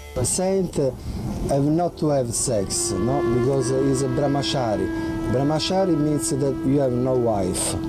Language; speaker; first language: English; non-native, learner; Italian